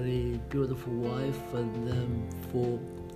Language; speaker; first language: English; non-native, learner; Italian